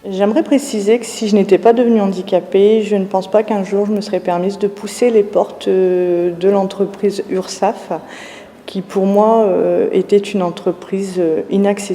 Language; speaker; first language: French; native; French